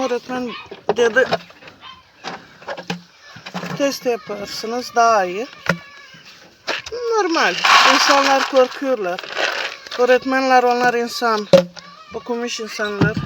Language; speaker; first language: Turkish; non-native, learner; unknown